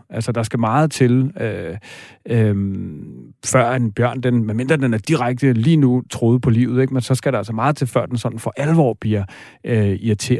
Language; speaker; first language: Danish; native; Danish